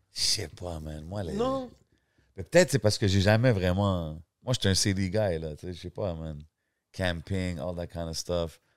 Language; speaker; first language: French; native; French